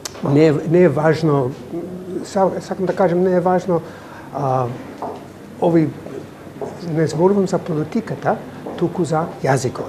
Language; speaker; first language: Macedonian; non-native, fluent; English